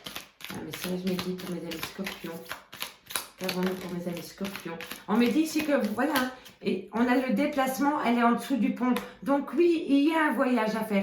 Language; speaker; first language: French; native; French